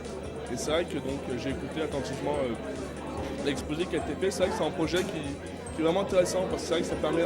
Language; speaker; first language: French; native; French